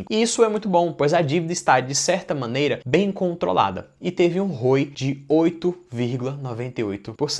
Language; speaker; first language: Portuguese; native; Portuguese